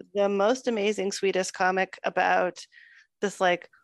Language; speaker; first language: English; native; English